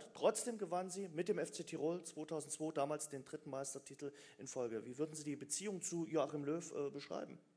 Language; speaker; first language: German; native; German